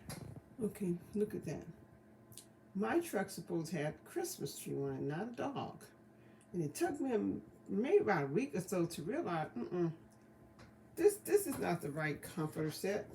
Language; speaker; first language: English; native; English